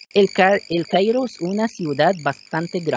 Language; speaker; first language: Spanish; non-native, fluent; Arabic